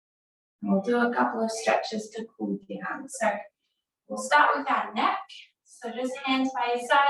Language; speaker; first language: English; native; English